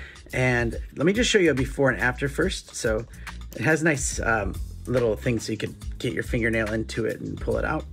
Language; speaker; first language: English; native; English